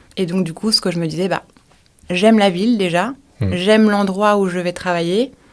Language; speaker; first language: French; native; French